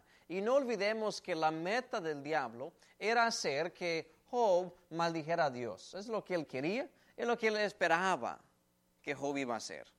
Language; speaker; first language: Spanish; native; Spanish